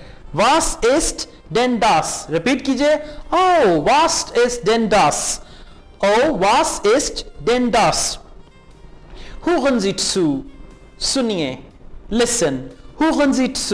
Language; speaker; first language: German; non-native, fluent; Urdu